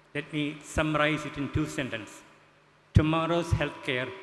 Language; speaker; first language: English; non-native, local second language; Malayalam